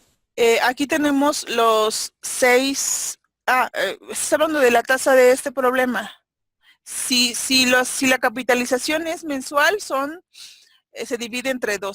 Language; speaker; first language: Spanish; native; Spanish